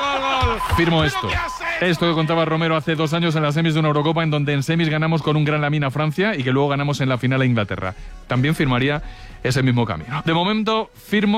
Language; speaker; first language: Spanish; native; Spanish